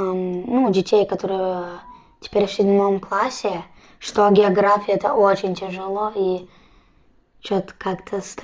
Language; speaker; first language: Russian; early bilingual, heritage; Russian